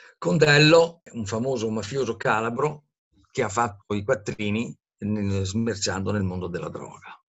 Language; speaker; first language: Italian; native; Italian